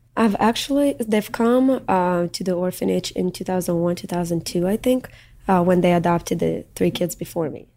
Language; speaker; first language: English; early bilingual, other home language; Russian